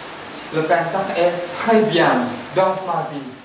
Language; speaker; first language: French; non-native, learner; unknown